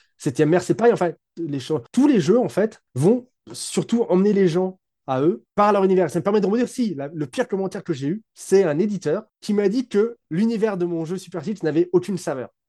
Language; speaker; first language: French; native; French